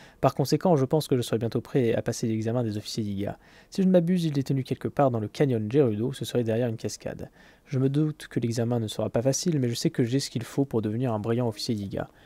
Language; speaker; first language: French; native; French